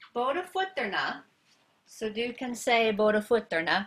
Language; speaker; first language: Swedish; non-native, learner; English